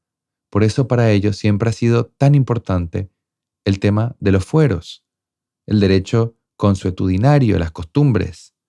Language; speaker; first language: Spanish; native; Spanish